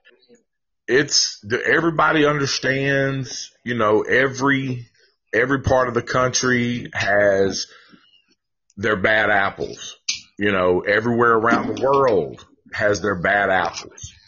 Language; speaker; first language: English; native; English